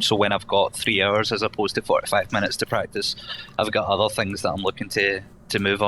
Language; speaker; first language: English; native; English